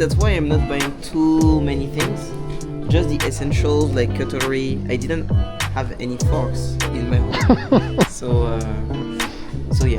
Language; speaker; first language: English; non-native, fluent; French